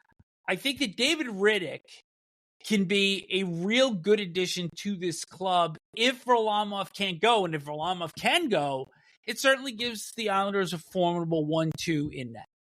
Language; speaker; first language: English; native; English